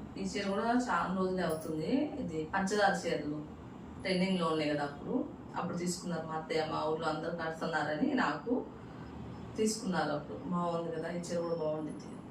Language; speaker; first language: Telugu; non-native, local second language; Urdu